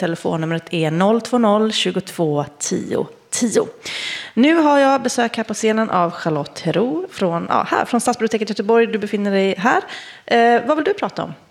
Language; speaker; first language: Swedish; native; Swedish